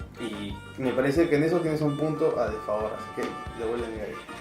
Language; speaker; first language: Spanish; native; Spanish